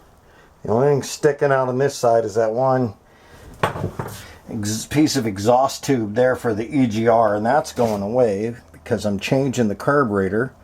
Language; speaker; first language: English; native; English